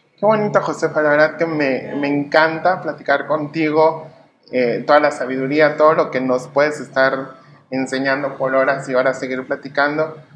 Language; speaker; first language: Spanish; native; Spanish